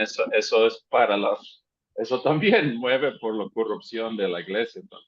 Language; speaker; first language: Spanish; non-native, fluent; English